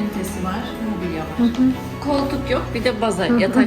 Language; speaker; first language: Turkish; native; Turkish